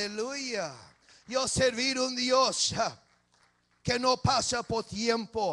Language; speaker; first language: Spanish; early bilingual, heritage; English